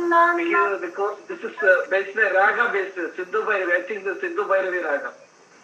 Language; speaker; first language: English; non-native, local second language; Malayalam